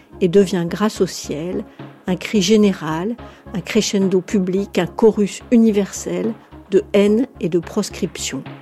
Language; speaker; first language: French; native; French